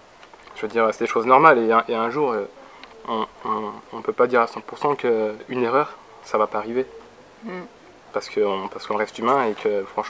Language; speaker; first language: French; native; French